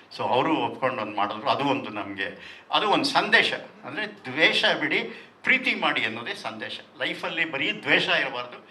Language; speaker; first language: Kannada; non-native, local second language; Tulu